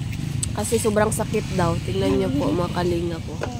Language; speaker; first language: Filipino; non-native, local second language; Cebuano